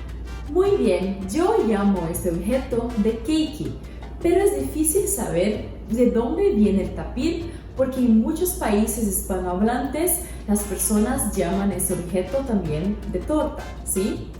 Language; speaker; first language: Spanish; non-native, fluent; Portuguese